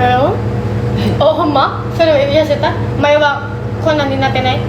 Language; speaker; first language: Japanese; non-native, learner; Indonesian